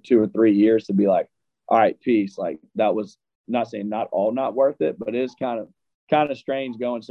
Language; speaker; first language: English; native; English